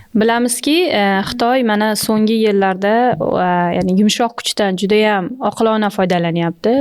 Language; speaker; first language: Uzbek; native; Uzbek